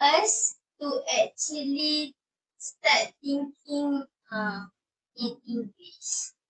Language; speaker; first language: English; non-native, learner; Malay